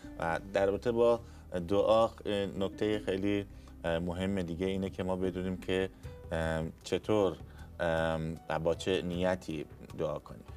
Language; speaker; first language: Persian; native; Persian